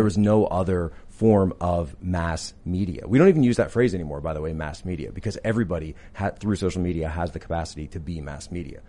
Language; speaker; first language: English; native; English